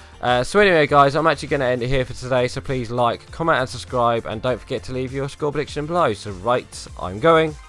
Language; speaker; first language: English; native; English